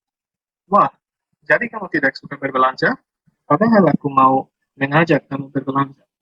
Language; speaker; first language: Indonesian; non-native, learner; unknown